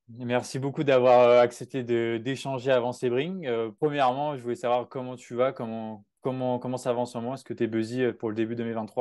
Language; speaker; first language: French; native; French